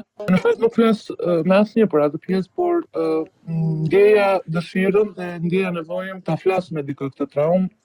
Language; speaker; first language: Albanian; native; Albanian